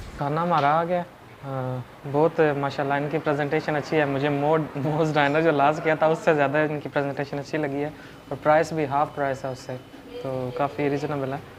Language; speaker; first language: Urdu; non-native, local second language; Punjabi